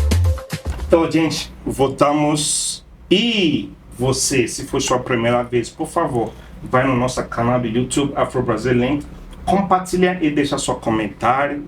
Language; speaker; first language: Portuguese; non-native, fluent; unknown